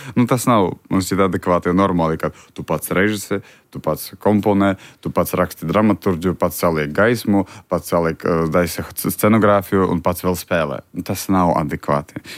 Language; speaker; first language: Latvian; non-native, local second language; Russian